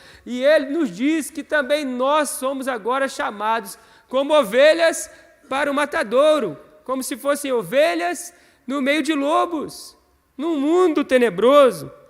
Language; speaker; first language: Portuguese; native; Portuguese